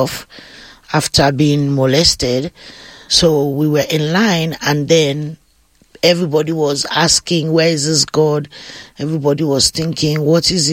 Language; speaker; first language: English; non-native, local second language; Krio